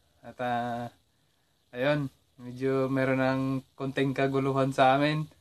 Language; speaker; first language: Filipino; native; Filipino